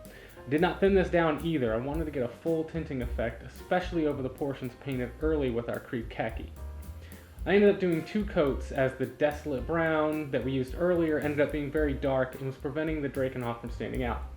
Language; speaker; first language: English; native; English